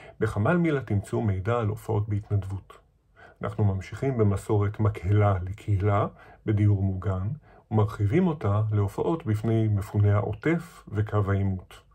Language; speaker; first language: Hebrew; native; Hebrew